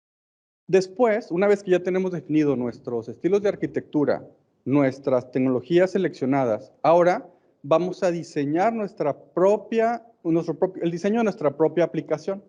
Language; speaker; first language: Spanish; native; Spanish